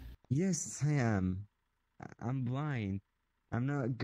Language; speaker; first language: English; non-native, learner; Spanish